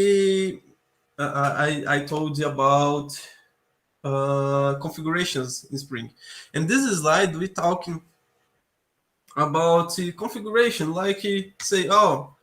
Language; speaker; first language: English; non-native, learner; Portuguese